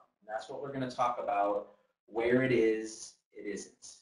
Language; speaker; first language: English; native; English